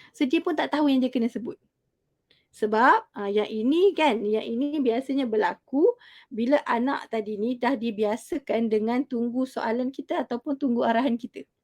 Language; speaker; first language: Malay; native; Malay